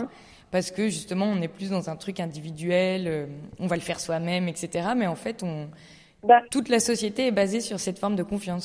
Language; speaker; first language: French; native; French